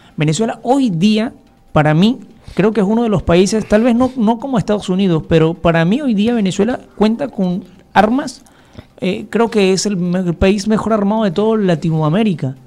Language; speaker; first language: Spanish; native; Spanish